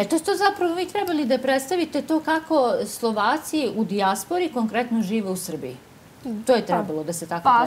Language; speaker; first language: Serbian; native; Serbian